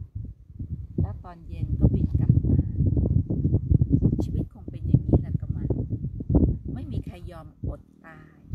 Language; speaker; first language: Thai; native; Thai